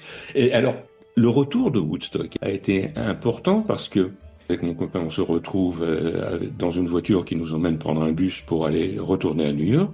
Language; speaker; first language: French; native; French